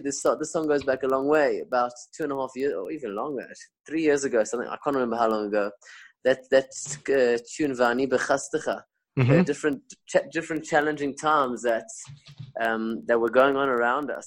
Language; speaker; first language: English; non-native, local second language; Spanish